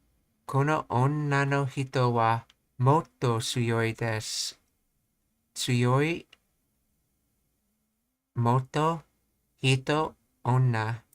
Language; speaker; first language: Japanese; non-native, learner; English